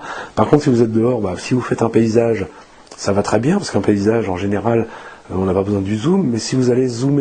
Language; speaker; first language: French; native; French